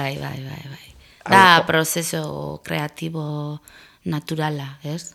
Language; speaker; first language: Basque; non-native, local second language; Spanish